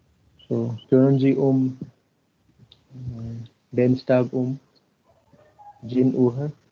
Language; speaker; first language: German; non-native, learner; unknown